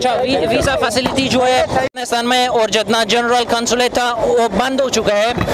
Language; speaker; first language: Hindi; non-native, fluent; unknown